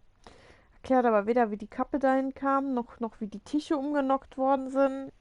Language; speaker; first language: German; native; German